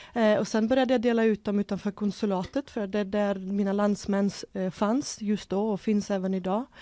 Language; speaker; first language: Swedish; early bilingual, other home language; Ukrainian